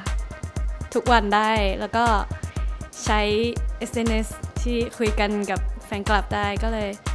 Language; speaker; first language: Thai; non-native, learner; Japanese